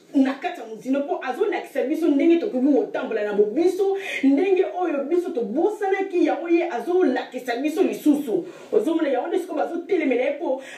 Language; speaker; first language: Lingala; non-native, local second language; Kongo